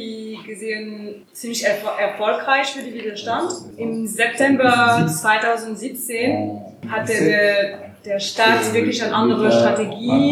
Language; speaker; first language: German; non-native, learner; French